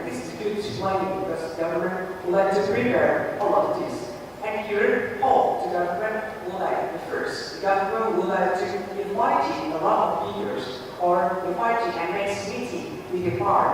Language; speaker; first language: English; non-native, learner; Indonesian